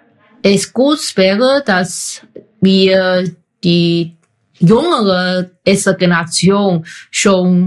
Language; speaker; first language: German; non-native, fluent; Chinese